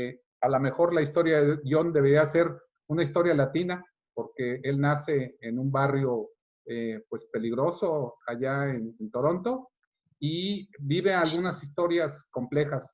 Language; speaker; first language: Spanish; native; Spanish